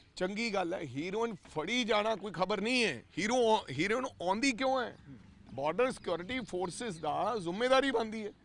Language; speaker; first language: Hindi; non-native, local second language; Punjabi